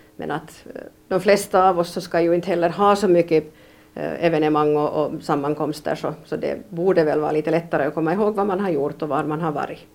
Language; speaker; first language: Swedish; native; Swedish